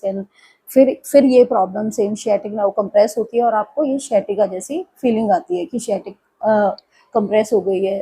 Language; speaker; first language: Hindi; native; Hindi